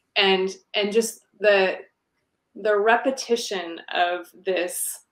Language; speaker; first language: English; native; English